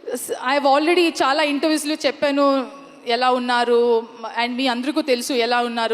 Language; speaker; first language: Telugu; non-native, learner; Kannada